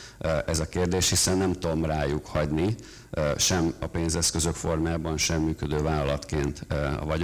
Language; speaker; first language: Hungarian; native; Hungarian